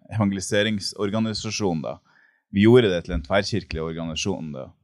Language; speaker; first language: Norwegian; native; Norwegian